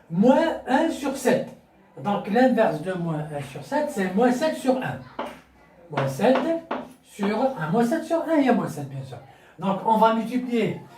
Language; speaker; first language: French; non-native, local second language; Arabic